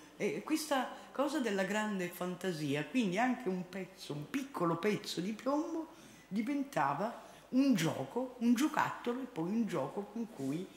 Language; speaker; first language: Italian; native; Italian